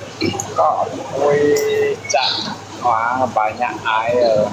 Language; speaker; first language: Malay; non-native, local second language; Hakka Chinese